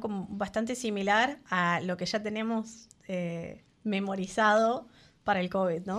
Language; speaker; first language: Spanish; native; Spanish